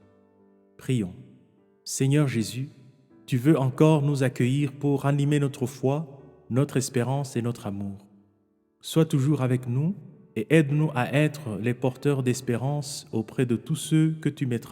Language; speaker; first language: French; non-native, local second language; Kinyarwanda